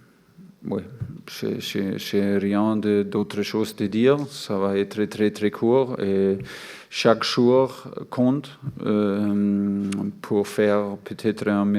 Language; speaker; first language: French; non-native, fluent; German